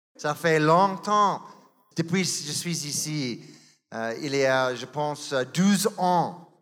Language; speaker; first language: French; non-native, learner; English